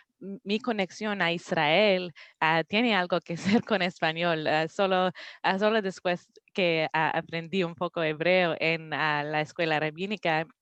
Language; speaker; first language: Spanish; non-native, learner; English